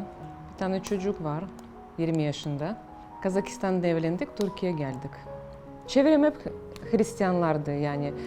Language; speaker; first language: Turkish; non-native, fluent; Russian